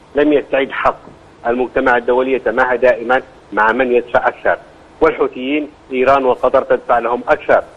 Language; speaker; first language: Arabic; native; Arabic